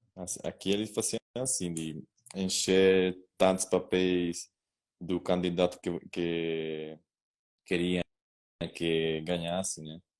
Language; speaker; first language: Portuguese; non-native, learner; Spanish